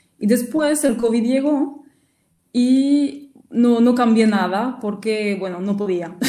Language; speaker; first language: Spanish; non-native, fluent; French